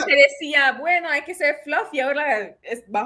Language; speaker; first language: Spanish; non-native, fluent; English